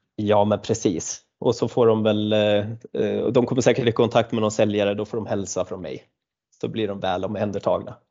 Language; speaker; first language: Swedish; native; Swedish